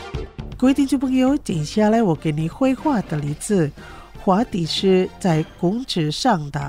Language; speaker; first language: Chinese; non-native, fluent; Indonesian